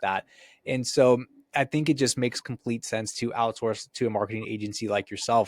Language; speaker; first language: English; native; English